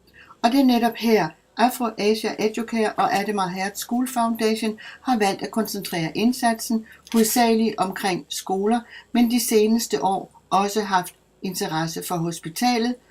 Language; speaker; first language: Danish; native; Danish